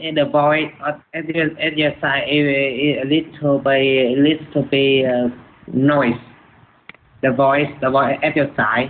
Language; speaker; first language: English; non-native, learner; Vietnamese